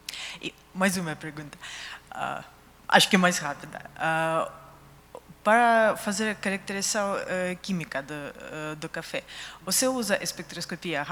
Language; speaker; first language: Portuguese; non-native, fluent; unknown